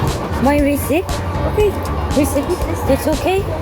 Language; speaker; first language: English; non-native, learner; Korean